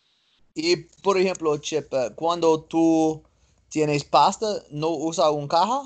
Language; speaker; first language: Spanish; non-native, learner; English